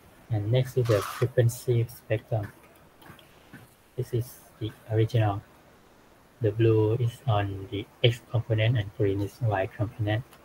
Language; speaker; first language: English; non-native, fluent; Thai